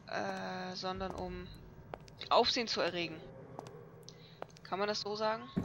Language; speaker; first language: German; native; German